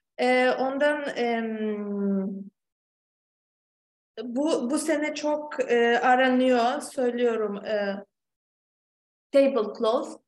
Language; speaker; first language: Turkish; non-native, fluent; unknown